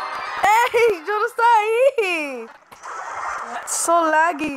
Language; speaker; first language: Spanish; early bilingual, heritage; Spanish